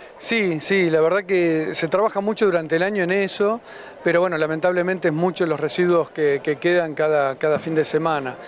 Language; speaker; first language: Spanish; native; Spanish